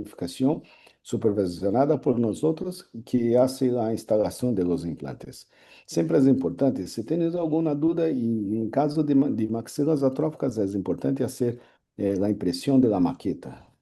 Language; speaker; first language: Spanish; non-native, learner; Portuguese